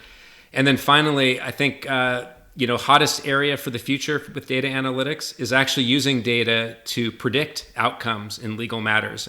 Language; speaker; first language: English; native; English